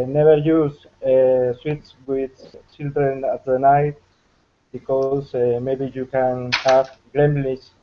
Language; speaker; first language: English; non-native, learner; Spanish